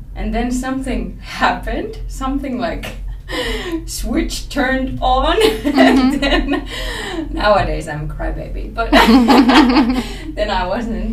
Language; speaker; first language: English; non-native, fluent; Finnish